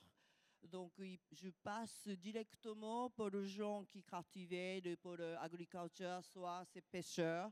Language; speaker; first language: French; non-native, learner; Japanese